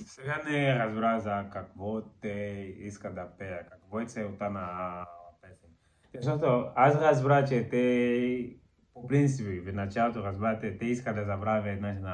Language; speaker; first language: Bulgarian; non-native, learner; Portuguese